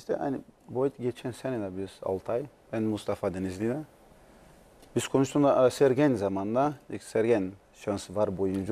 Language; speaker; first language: Turkish; non-native, learner; Portuguese